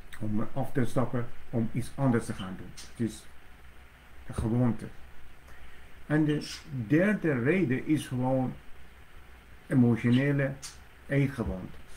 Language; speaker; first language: Dutch; non-native, fluent; Persian